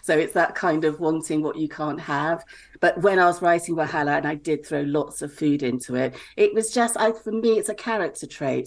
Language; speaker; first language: English; native; English